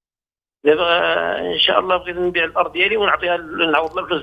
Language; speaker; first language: Arabic; native; Arabic